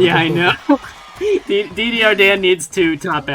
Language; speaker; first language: English; native; English